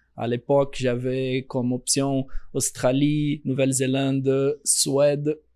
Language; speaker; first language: French; non-native, fluent; Portuguese